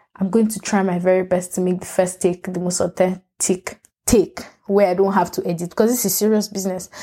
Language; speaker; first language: English; non-native, local second language; Yoruba